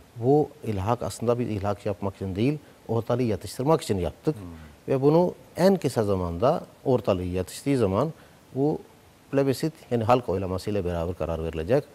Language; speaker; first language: Turkish; non-native, fluent; Urdu